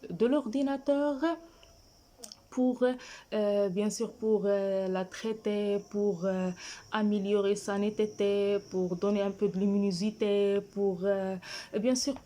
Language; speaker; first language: French; non-native, fluent; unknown